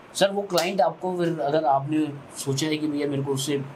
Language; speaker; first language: Hindi; native; Hindi